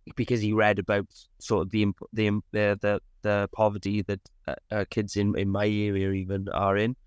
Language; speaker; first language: English; native; English